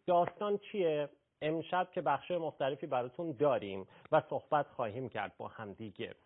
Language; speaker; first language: Persian; native; Persian